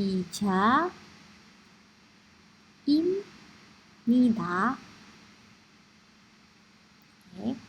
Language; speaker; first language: Korean; non-native, fluent; Indonesian